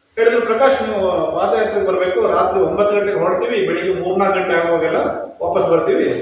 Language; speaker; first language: Kannada; non-native, local second language; Konkani